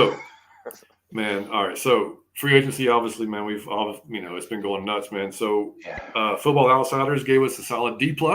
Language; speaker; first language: English; native; English